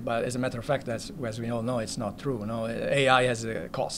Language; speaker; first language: English; non-native, fluent; Italian